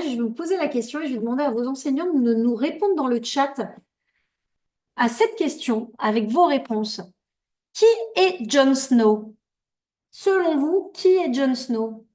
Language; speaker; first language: French; native; French